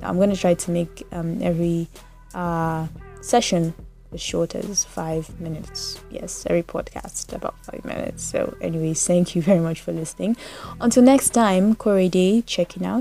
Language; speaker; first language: English; non-native, local second language; Yoruba